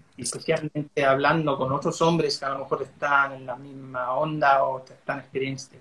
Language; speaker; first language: Spanish; early bilingual, heritage; Spanish